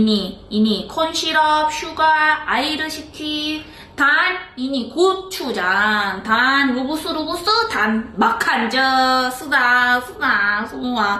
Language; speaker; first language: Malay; non-native, learner; Korean